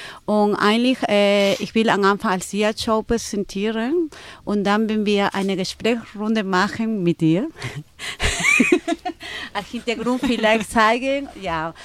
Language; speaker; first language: German; non-native, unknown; Spanish